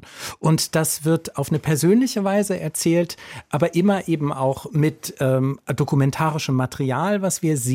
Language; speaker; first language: German; native; German